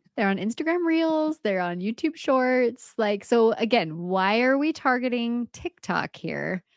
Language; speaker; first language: English; native; English